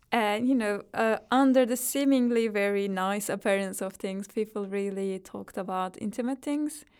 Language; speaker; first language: English; non-native, fluent; Turkish